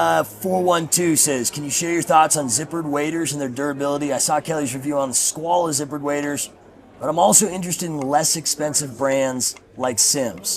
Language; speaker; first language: English; native; English